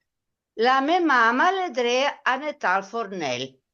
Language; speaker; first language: Italian; native; Italian